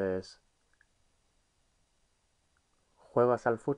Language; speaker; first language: Spanish; non-native, fluent; English